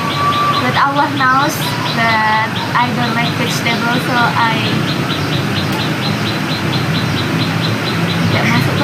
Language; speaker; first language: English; non-native, learner; Indonesian